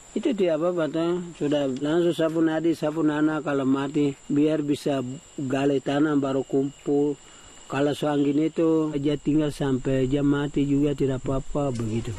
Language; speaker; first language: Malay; non-native, local second language; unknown